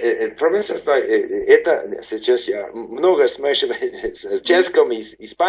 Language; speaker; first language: Russian; non-native, learner; English